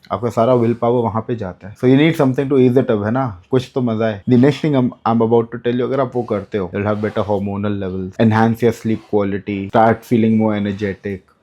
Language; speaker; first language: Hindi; non-native, local second language; Bangla